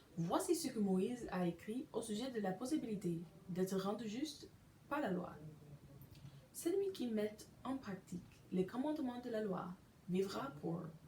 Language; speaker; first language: French; non-native, local second language; English